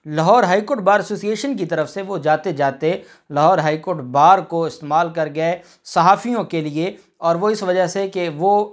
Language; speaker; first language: Urdu; non-native, local second language; Punjabi